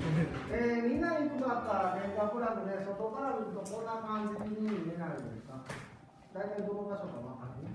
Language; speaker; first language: Japanese; native; Japanese